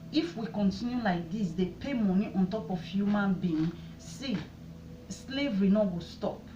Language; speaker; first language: Nigerian Pidgin; non-native, local second language; Bini